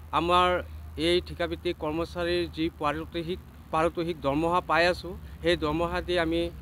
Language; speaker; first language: Assamese; native; Assamese